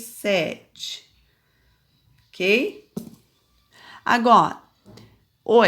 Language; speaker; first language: Portuguese; native; Portuguese